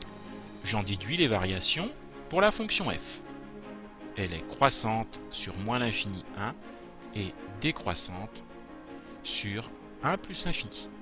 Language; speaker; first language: French; native; French